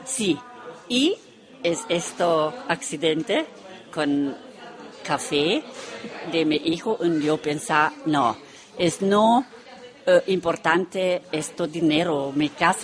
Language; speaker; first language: Spanish; non-native, learner; Romanian